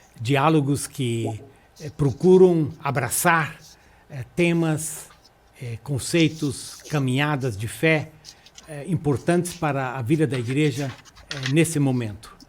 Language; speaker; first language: Portuguese; native; Portuguese